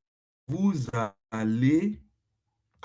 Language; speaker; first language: French; non-native, fluent; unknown